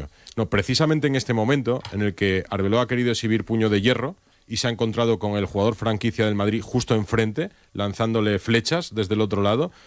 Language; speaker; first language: Spanish; native; Spanish